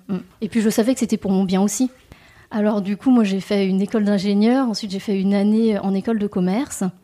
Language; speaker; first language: French; native; French